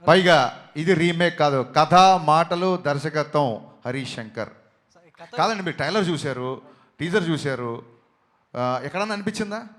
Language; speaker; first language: Telugu; native; Telugu